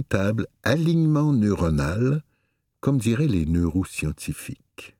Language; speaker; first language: French; native; French